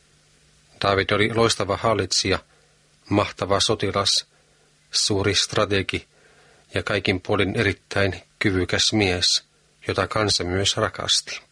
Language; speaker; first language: Finnish; native; Finnish